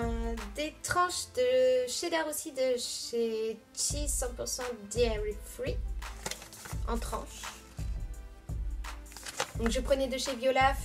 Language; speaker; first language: French; native; French